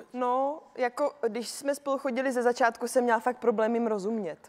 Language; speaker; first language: Czech; native; Czech